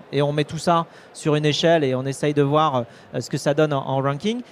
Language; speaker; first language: French; native; French